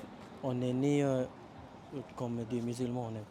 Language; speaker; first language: French; non-native, learner; Arabic